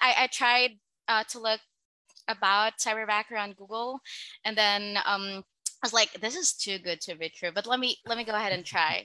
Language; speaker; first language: English; non-native, local second language; Filipino